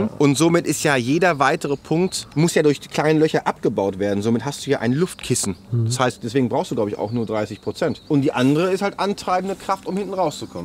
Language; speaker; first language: German; native; German